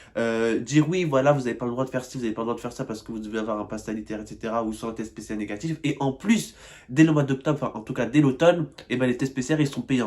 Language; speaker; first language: French; native; French